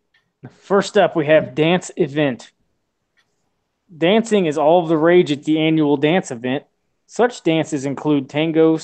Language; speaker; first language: English; native; English